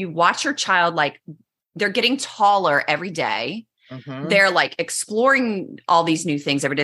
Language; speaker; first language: English; native; English